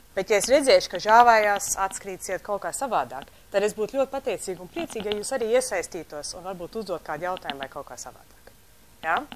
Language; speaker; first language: Latvian; early bilingual, heritage; Latvian